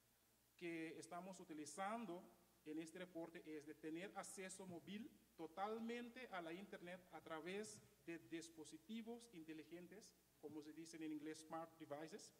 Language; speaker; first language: Spanish; non-native, fluent; Papiamento